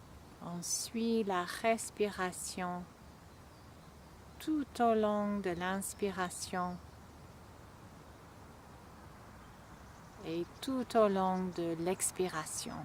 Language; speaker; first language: French; non-native, fluent; English